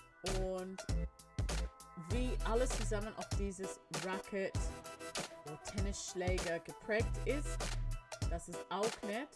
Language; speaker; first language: German; non-native, learner; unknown